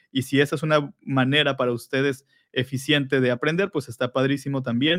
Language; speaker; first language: Spanish; native; Spanish